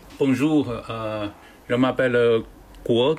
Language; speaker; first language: French; non-native, learner; Chinese